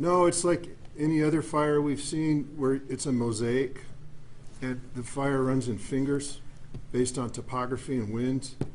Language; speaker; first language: English; native; English